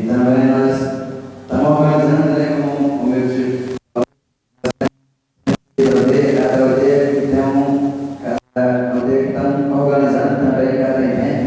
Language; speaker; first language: Portuguese; non-native, local second language; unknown